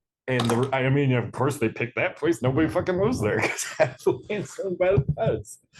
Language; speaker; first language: English; native; English